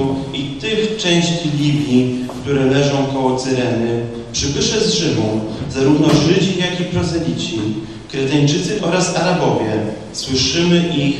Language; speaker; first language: Polish; native; Polish